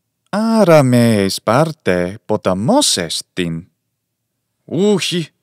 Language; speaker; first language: Greek; non-native, fluent; English